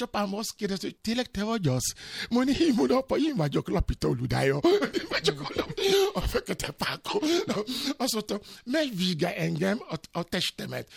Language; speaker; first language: Hungarian; non-native, learner; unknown